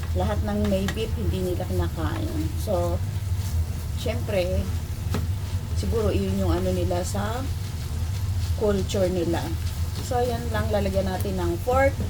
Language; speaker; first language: Filipino; native; Filipino